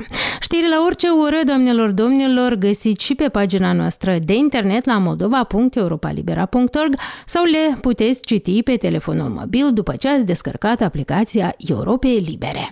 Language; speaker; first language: Romanian; native; Romanian